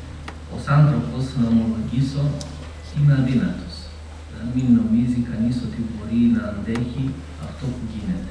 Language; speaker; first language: Greek; non-native, fluent; Macedonian